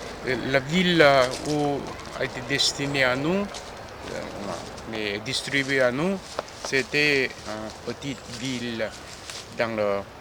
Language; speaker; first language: French; non-native, fluent; Korean